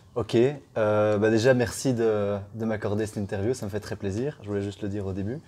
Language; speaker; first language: French; native; French